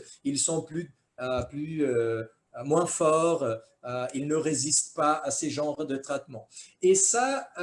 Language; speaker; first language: French; non-native, fluent; Portuguese